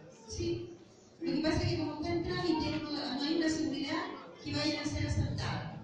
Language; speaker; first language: Spanish; native; Spanish